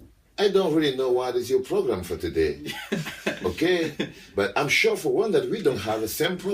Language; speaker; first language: English; non-native, local second language; French